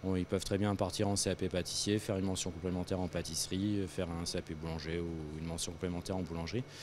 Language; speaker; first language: French; native; French